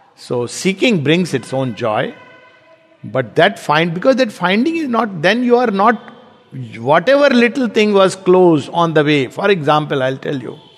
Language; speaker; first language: English; non-native, local second language; Hindi